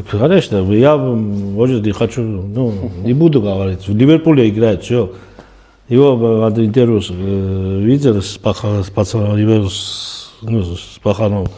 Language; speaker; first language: Russian; non-native, fluent; Georgian